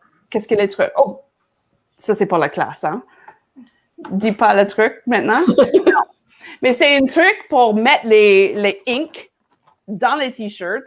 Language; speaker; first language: French; non-native, learner; English